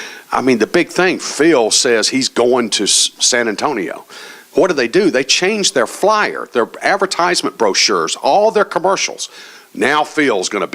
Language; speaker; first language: English; native; English